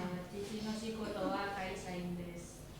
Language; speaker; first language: Japanese; non-native, learner; Indonesian